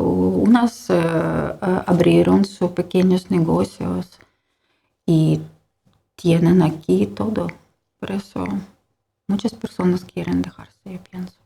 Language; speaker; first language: Spanish; non-native, learner; Ukrainian